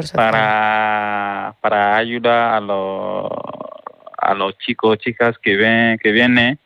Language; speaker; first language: Spanish; non-native, learner; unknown